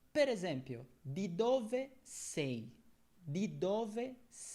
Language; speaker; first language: Italian; non-native, fluent; Portuguese